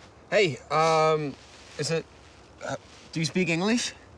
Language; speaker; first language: English; non-native, fluent; Danish